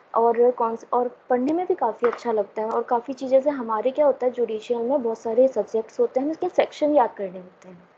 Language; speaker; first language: Hindi; native; Hindi